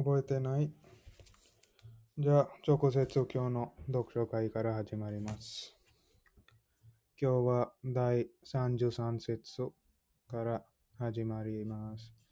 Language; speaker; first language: Japanese; non-native, fluent; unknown